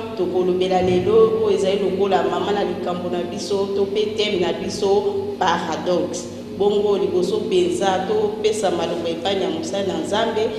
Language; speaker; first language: Lingala; native; Lingala